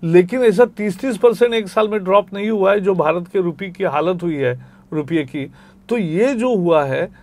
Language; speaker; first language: Hindi; native; Hindi